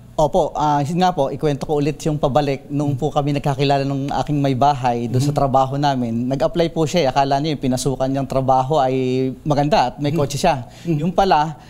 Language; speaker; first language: Filipino; native; Filipino